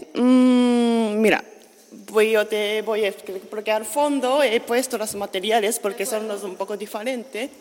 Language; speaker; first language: Spanish; non-native, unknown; Japanese